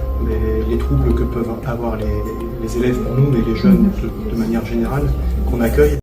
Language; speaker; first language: French; native; French